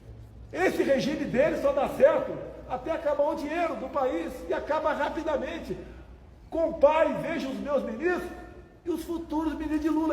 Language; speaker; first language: Portuguese; native; Portuguese